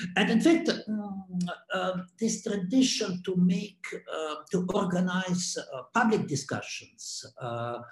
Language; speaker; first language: English; non-native, fluent; Russian